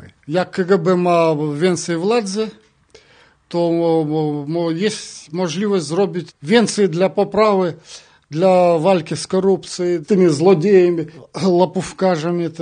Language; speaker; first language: Polish; non-native, learner; Russian